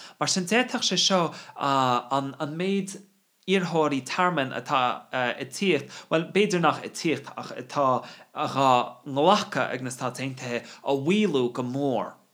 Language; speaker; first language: Irish; non-native, local second language; English